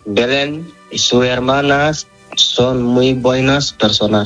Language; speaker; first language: Spanish; non-native, learner; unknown